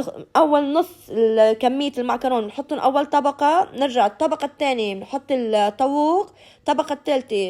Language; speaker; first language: Arabic; native; Arabic